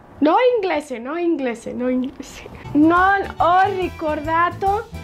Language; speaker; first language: Italian; non-native, learner; Spanish